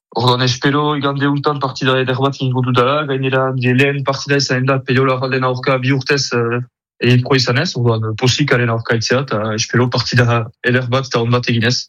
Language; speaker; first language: Basque; native; Basque